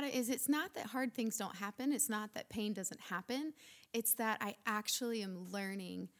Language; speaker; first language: English; native; English